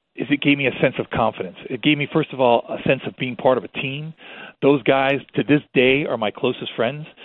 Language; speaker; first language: English; early bilingual, other home language; Spanish